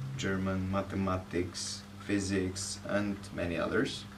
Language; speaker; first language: English; non-native, fluent; Bulgarian